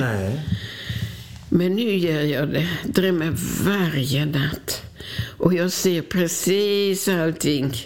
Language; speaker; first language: Swedish; non-native, fluent; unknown